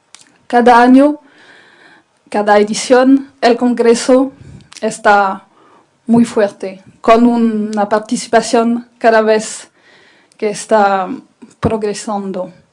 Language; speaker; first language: Spanish; non-native, fluent; French